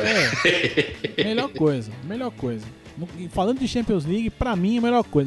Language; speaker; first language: Portuguese; native; Portuguese